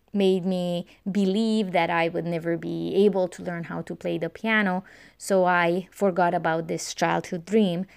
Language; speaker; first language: English; non-native, fluent; Romanian